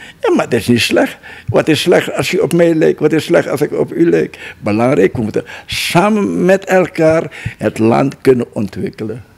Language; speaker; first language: Dutch; non-native, local second language; Javanese